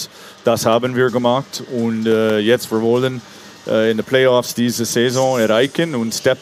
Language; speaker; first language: German; non-native, fluent; English